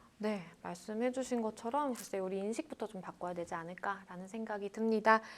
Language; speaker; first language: Korean; native; Korean